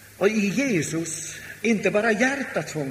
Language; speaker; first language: Swedish; non-native, local second language; Finnish